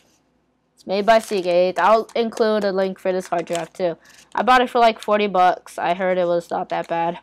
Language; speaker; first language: English; native; English